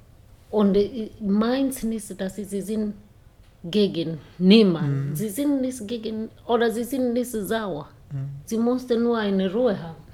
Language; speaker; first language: German; non-native, learner; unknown